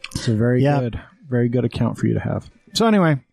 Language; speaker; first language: English; native; English